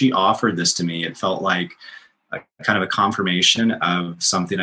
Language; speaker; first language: English; native; English